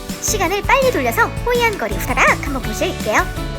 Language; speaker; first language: Korean; native; Korean